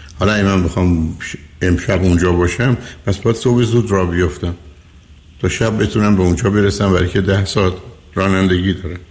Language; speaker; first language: Persian; native; Persian